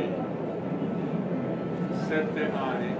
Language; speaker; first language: Italian; non-native, learner; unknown